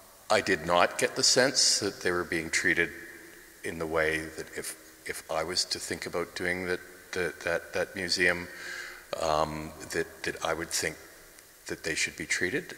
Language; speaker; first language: English; native; English